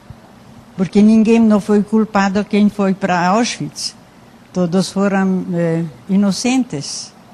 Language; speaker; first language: Portuguese; non-native, learner; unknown